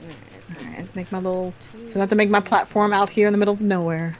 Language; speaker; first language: English; native; English